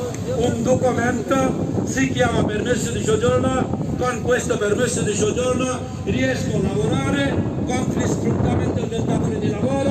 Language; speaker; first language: Italian; non-native, fluent; Bangla